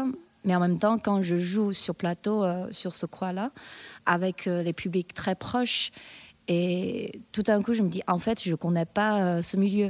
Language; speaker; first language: French; non-native, fluent; Chinese